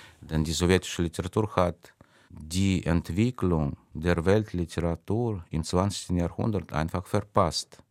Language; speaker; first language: German; non-native, fluent; Russian